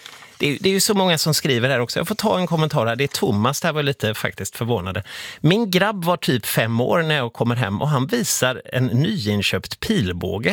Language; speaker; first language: Swedish; native; Swedish